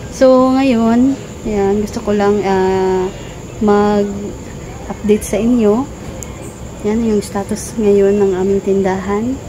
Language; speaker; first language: Filipino; non-native, local second language; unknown